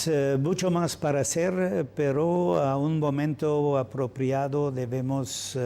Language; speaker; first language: Spanish; non-native, fluent; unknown